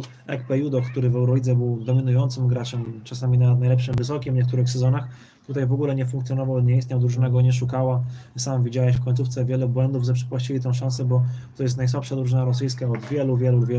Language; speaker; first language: Polish; native; Polish